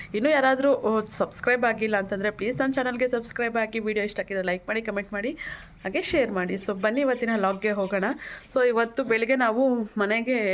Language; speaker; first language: Kannada; native; Kannada